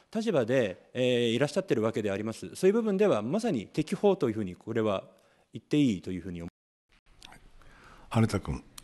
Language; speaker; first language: Japanese; native; Japanese